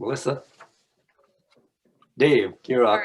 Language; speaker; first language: English; native; English